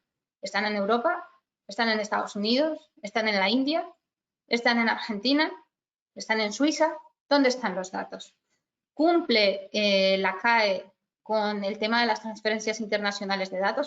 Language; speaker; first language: Spanish; native; Spanish